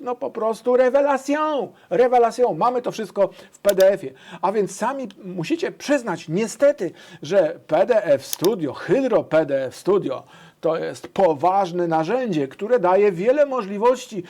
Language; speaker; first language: Polish; native; Polish